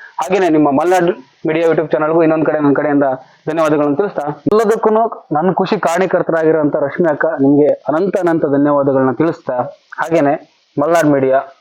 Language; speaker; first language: Kannada; native; Kannada